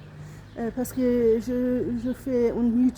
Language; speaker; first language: French; non-native, learner; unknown